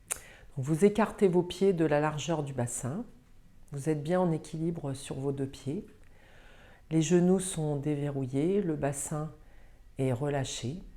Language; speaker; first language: French; native; French